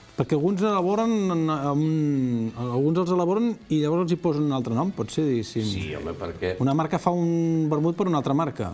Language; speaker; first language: Catalan; native; Catalan